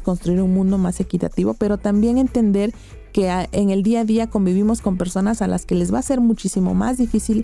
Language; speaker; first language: Spanish; native; Spanish